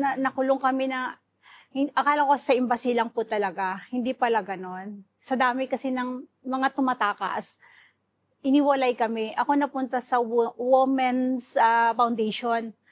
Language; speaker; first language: Filipino; non-native, local second language; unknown